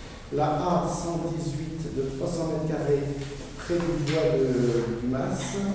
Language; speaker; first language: French; native; French